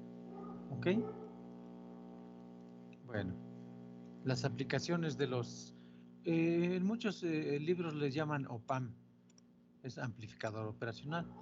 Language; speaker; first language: Spanish; native; Spanish